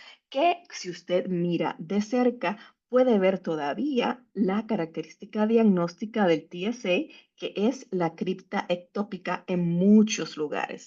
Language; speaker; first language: Spanish; native; Spanish